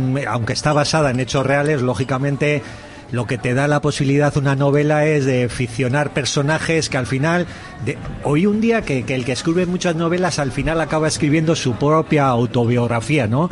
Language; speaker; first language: Spanish; native; Spanish